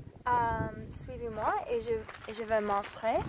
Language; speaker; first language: French; non-native, learner; English